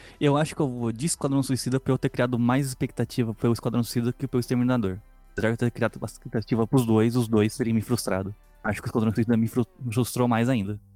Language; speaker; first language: Portuguese; native; Portuguese